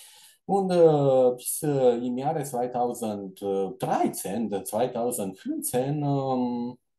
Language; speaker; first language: German; non-native, fluent; Romanian